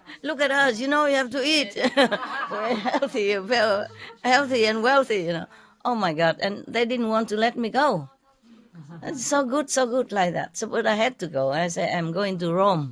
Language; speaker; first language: English; non-native, fluent; Vietnamese